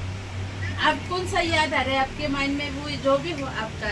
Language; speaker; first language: Hindi; non-native, local second language; Assamese